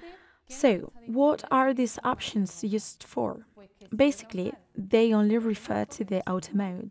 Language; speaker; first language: English; non-native, fluent; Spanish